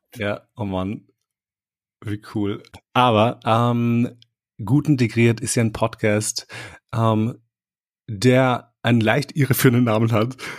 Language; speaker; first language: German; early bilingual, other home language; Albanian